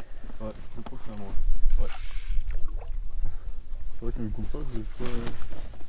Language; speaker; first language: French; native; French